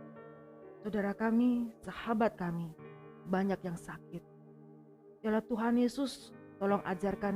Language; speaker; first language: Indonesian; native; Indonesian